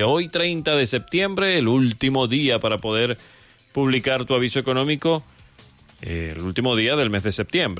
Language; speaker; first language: Spanish; native; Spanish